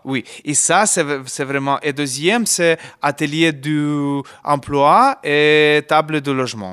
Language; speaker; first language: French; non-native, learner; Ukrainian